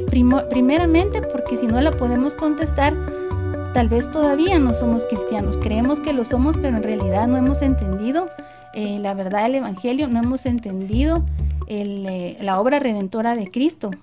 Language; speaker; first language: Spanish; native; Spanish